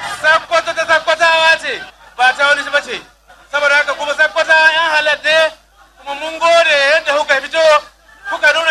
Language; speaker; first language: Hausa; native; Hausa